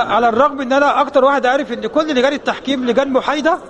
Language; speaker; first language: Arabic; native; Arabic